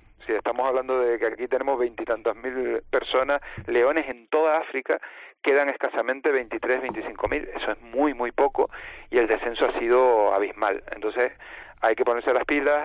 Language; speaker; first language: Spanish; native; Spanish